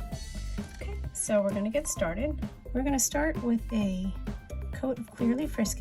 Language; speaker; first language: English; native; English